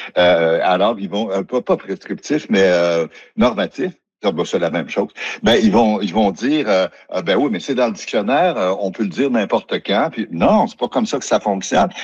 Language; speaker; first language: French; native; French